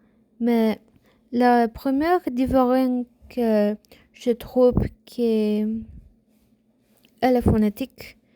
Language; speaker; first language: French; non-native, learner; Spanish